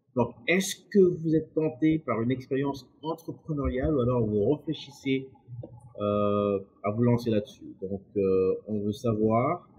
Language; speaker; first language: French; non-native, local second language; Lingala